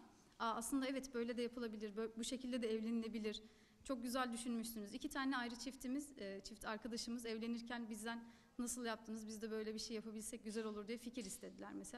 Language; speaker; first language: Turkish; native; Turkish